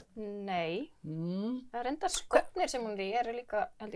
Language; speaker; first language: Icelandic; native; Icelandic